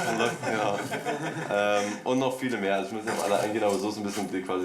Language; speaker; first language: German; native; German